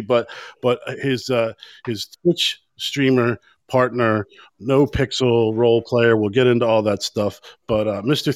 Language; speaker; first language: English; native; English